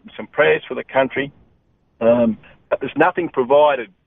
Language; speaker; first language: English; native; English